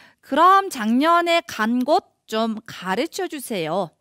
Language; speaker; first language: Korean; non-native, fluent; Mongolian